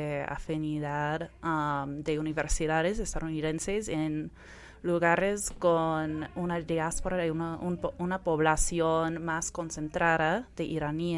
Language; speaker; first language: Spanish; non-native, fluent; English